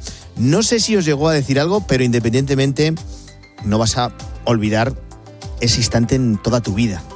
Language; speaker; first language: Spanish; native; Spanish